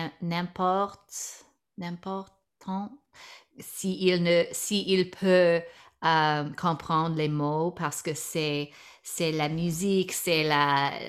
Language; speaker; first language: French; non-native, learner; English